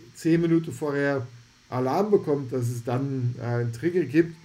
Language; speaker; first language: German; non-native, fluent; Dutch